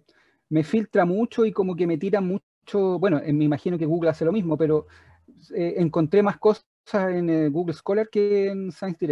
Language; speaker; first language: Spanish; native; Spanish